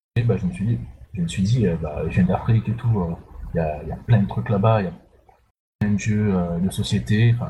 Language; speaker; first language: French; non-native, local second language; Sango